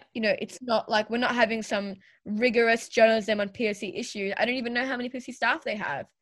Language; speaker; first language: English; native; English